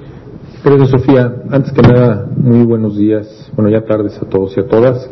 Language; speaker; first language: Spanish; native; Spanish